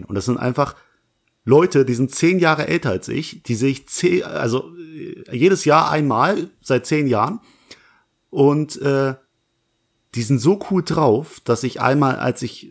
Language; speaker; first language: German; native; German